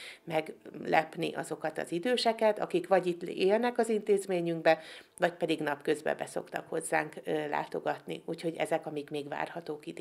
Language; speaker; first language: Hungarian; native; Hungarian